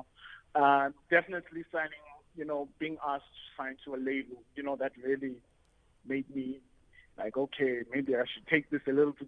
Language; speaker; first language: English; non-native, local second language; Xhosa